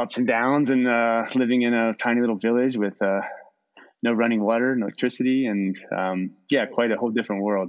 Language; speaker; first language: English; native; English